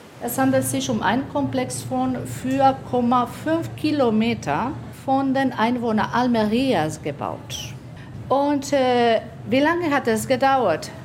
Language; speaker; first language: German; non-native, fluent; Spanish